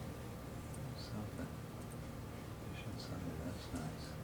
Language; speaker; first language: English; native; English